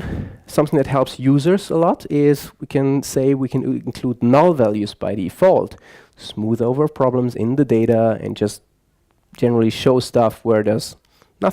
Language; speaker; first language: English; non-native, fluent; German